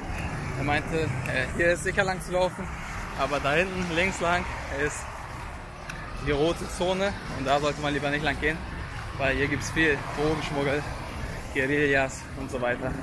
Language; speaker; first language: German; native; German